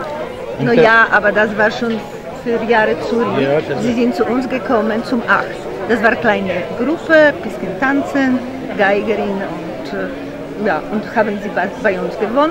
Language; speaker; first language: German; non-native, learner; Polish